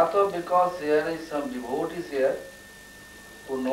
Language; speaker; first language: English; non-native, local second language; Bangla